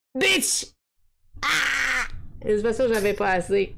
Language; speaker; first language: French; native; French